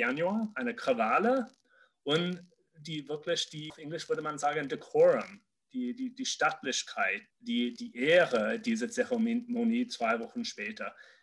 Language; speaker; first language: German; non-native, fluent; English